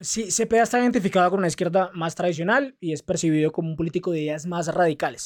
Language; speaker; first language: Spanish; native; Spanish